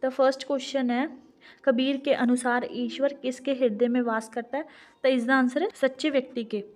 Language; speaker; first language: Hindi; non-native, local second language; Punjabi